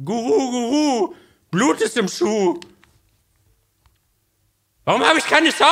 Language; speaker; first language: German; native; German